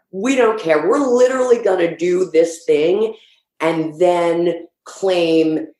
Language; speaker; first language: English; early bilingual, other home language; Swedish